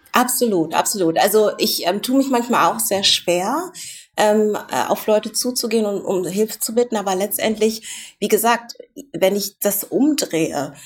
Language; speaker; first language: German; native; German